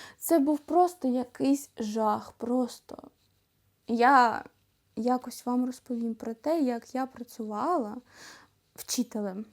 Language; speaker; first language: Ukrainian; non-native, local second language; Russian